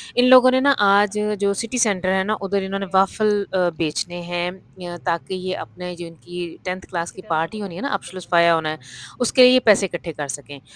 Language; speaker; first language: Urdu; non-native, local second language; Punjabi